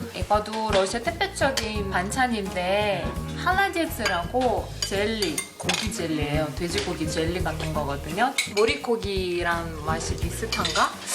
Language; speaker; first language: Korean; non-native, fluent; Russian